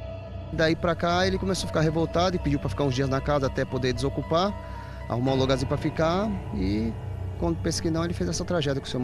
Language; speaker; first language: Portuguese; native; Portuguese